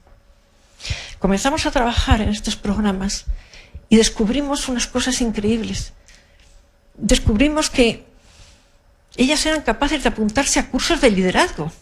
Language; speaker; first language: Spanish; native; Spanish